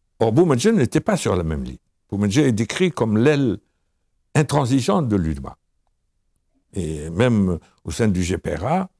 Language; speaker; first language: French; non-native, local second language; Arabic